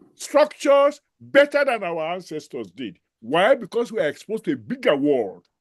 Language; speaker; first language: English; non-native, local second language; Yoruba